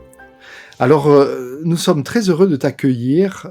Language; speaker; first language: French; native; French